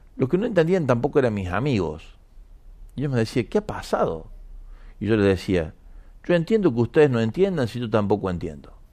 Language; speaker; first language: Spanish; native; Spanish